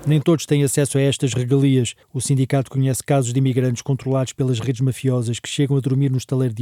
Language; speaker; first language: Portuguese; native; Portuguese